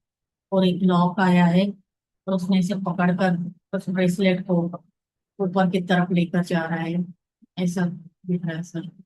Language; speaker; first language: Hindi; native; Hindi